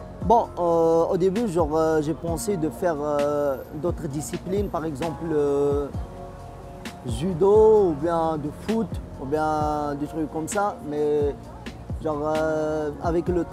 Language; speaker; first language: French; non-native, local second language; Arabic